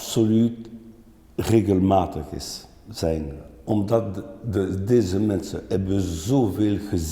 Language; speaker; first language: Dutch; non-native, local second language; French